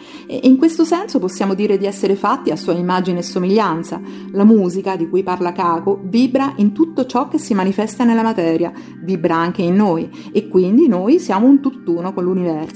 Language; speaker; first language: Italian; native; Italian